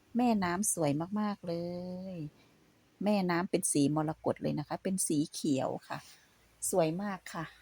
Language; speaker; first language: Thai; native; Thai